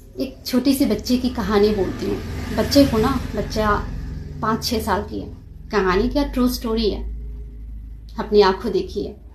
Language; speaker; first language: Hindi; non-native, local second language; Kok Borok